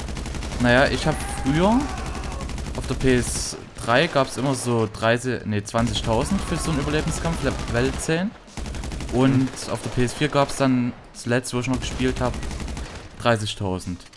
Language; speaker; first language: German; native; German